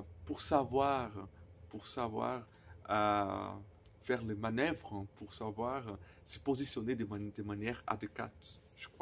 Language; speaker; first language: French; non-native, fluent; Portuguese